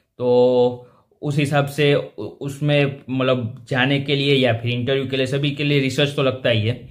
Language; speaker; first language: Hindi; non-native, local second language; Gujarati